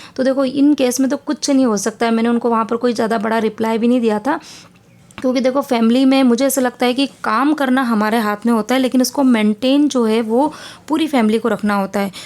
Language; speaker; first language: Hindi; native; Hindi